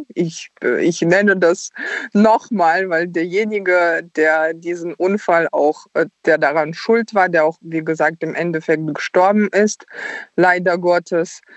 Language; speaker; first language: German; early bilingual, other home language; Ukrainian